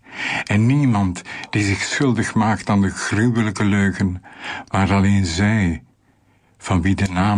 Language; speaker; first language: Dutch; native; Dutch